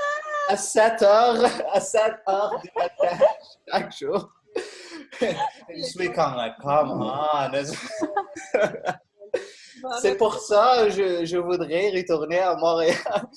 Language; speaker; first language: French; non-native, learner; Arabic